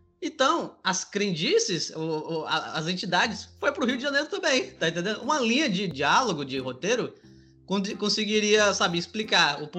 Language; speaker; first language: Portuguese; native; Portuguese